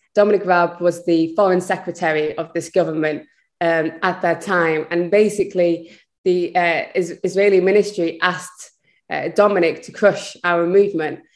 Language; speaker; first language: English; native; English